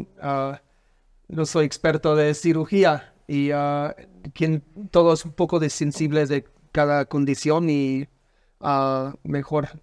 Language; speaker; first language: Spanish; non-native, learner; English